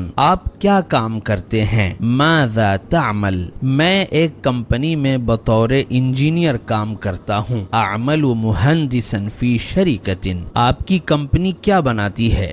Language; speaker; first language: Urdu; native; Urdu